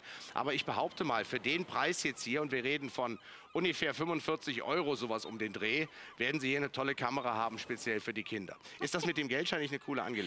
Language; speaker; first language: German; native; German